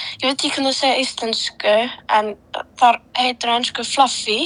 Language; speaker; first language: Icelandic; early bilingual, other home language; Polish